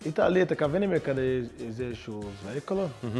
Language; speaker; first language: Latvian; non-native, learner; Portuguese